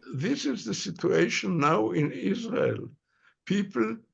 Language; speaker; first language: English; non-native, fluent; Hebrew